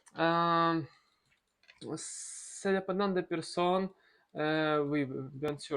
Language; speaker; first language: French; non-native, learner; Russian